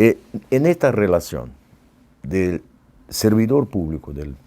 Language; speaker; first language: Spanish; non-native, fluent; Portuguese